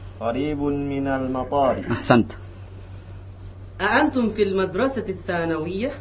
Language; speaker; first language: Arabic; non-native, learner; Indonesian